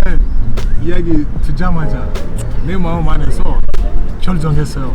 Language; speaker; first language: Korean; non-native, fluent; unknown